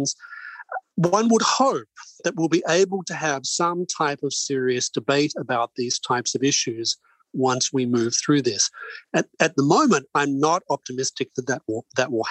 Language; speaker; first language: English; native; English